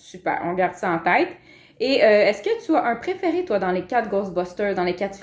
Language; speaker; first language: French; native; French